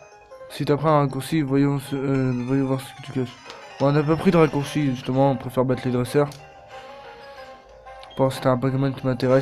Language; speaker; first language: French; native; French